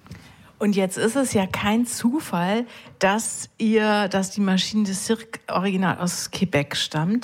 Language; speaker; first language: German; native; German